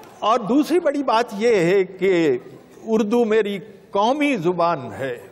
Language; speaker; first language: Urdu; non-native, local second language; Punjabi